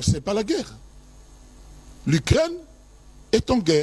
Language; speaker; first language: French; non-native, local second language; Lingala